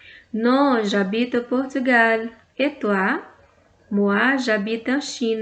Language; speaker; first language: French; non-native, fluent; Portuguese